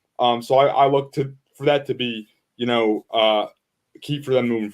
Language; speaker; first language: English; native; English